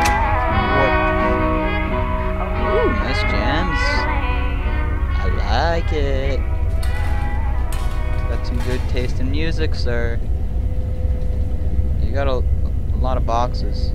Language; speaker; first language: English; native; English